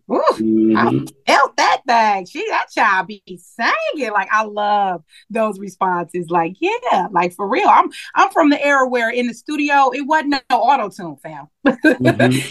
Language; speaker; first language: English; native; English